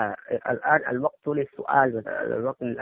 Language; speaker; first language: Arabic; non-native, learner; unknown